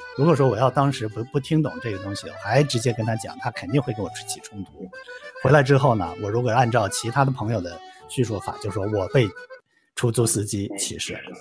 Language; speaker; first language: Chinese; native; Chinese